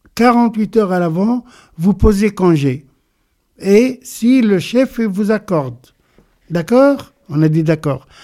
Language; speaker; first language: French; non-native, local second language; Arabic